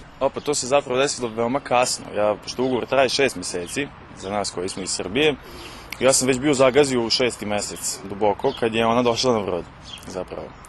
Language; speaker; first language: Serbian; native; Serbian